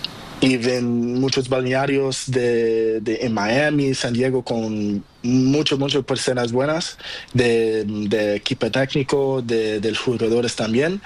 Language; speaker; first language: Spanish; non-native, local second language; Portuguese